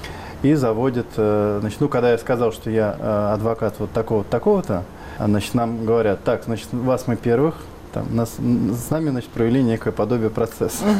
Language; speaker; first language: Russian; native; Russian